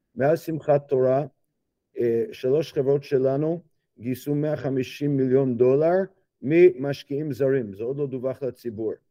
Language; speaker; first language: Hebrew; non-native, fluent; English